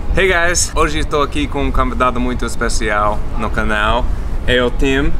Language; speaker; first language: Portuguese; non-native, fluent; English